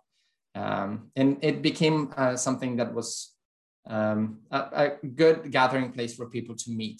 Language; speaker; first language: English; non-native, fluent; Persian